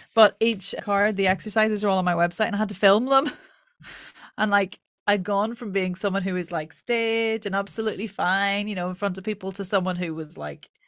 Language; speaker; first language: English; native; English